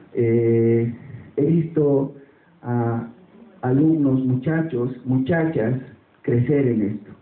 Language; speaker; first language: Spanish; native; Spanish